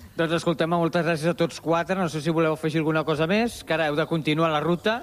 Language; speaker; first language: Catalan; native; Catalan